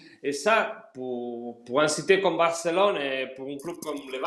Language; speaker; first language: French; non-native, fluent; Spanish